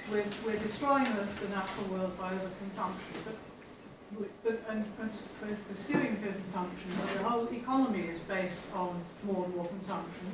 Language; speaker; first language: English; native; English